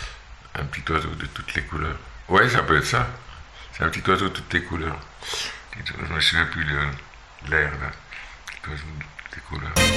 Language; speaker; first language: French; native; French